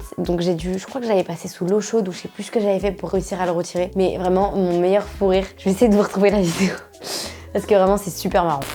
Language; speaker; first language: French; native; French